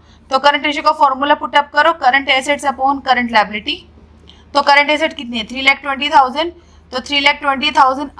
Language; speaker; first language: Hindi; native; Hindi